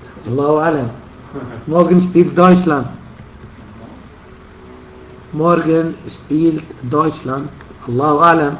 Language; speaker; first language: German; non-native, fluent; Arabic